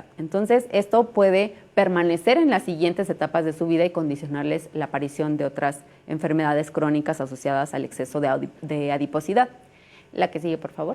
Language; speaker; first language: Spanish; native; Spanish